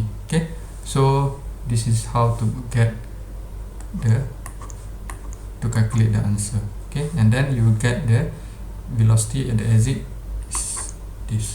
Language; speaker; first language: English; non-native, local second language; Malay